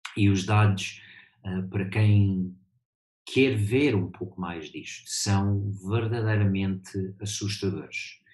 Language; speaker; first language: Portuguese; early bilingual, heritage; Portuguese